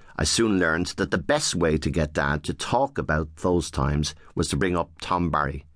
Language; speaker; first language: English; native; English